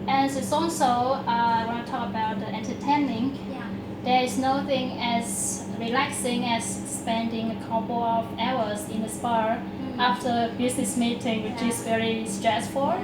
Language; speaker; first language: English; non-native, learner; Vietnamese